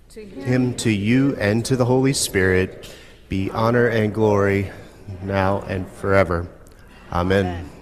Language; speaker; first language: English; native; English